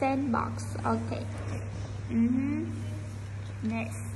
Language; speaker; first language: English; non-native, fluent; Vietnamese